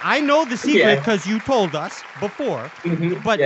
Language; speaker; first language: English; native; English